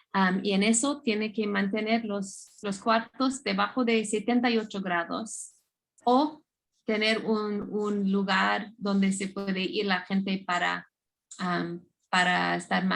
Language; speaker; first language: Spanish; non-native, fluent; English